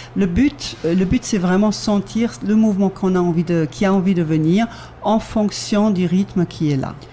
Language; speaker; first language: French; native; French